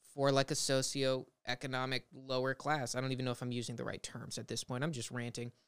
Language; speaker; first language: English; native; English